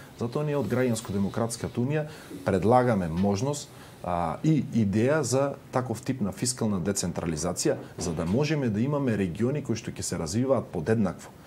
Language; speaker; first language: Macedonian; native; Macedonian